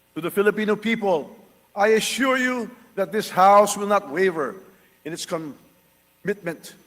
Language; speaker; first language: English; non-native, local second language; Filipino